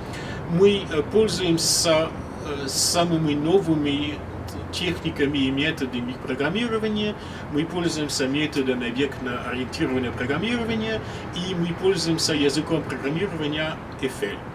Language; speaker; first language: Russian; non-native, fluent; French